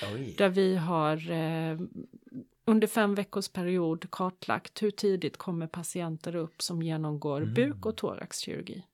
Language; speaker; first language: Swedish; native; Swedish